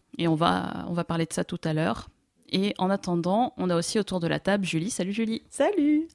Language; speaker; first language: French; native; French